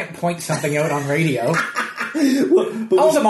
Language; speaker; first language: English; native; English